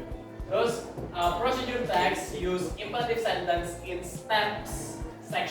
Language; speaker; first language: English; non-native, learner; Indonesian